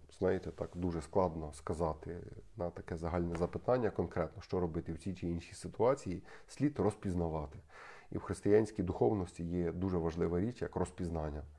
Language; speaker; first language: Ukrainian; native; Ukrainian